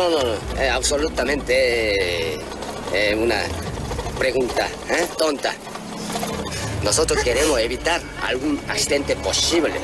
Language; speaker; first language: Spanish; non-native, fluent; Korean